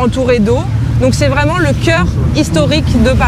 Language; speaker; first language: French; native; French